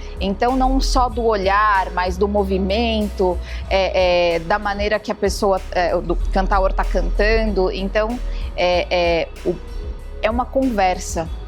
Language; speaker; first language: Portuguese; native; Portuguese